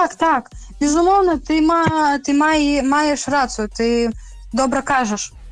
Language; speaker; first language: Belarusian; native; Belarusian